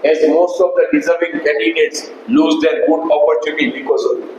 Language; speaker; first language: English; non-native, local second language; Gujarati